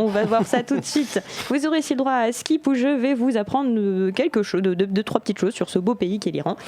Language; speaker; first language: French; native; French